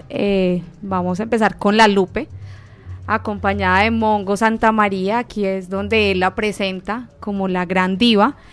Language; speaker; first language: Spanish; native; Spanish